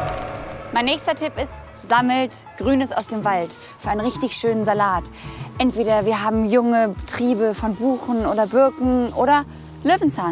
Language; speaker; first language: German; native; German